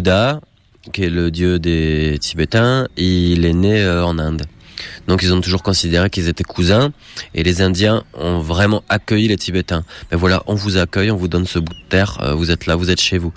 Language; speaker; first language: French; native; French